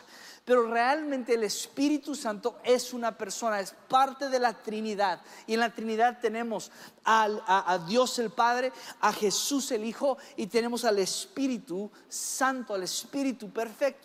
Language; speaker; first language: Spanish; early bilingual, other home language; English